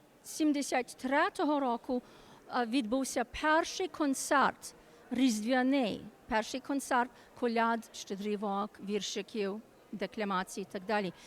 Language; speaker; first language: Ukrainian; native; Ukrainian